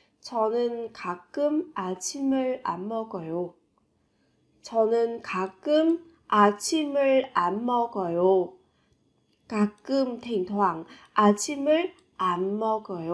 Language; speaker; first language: Korean; non-native, fluent; Vietnamese